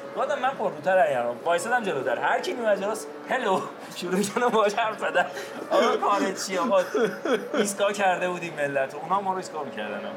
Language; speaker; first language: Persian; non-native, local second language; Azerbaijani